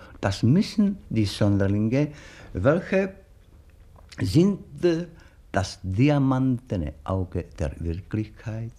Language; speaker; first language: German; non-native, fluent; Czech